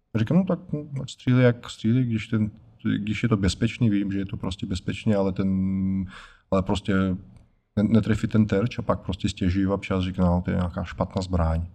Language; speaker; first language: Czech; non-native, fluent; Russian